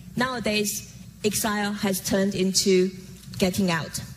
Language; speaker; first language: English; non-native, fluent; Chinese